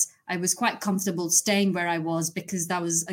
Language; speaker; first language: English; non-native, local second language; Gujarati